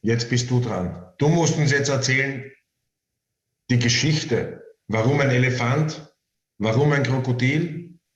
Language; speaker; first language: German; native; German